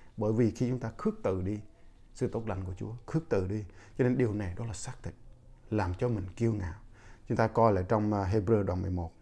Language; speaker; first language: Vietnamese; non-native, local second language; Jarai